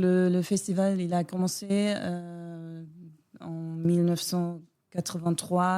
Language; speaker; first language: French; non-native, learner; German